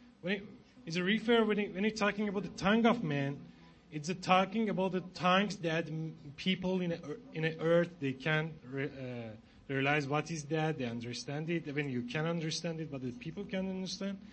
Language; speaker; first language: English; non-native, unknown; Persian